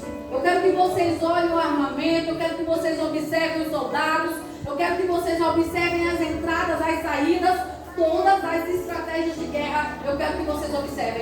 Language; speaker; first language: Portuguese; native; Portuguese